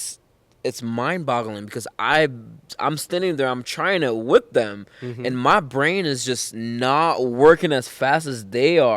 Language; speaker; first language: English; native; English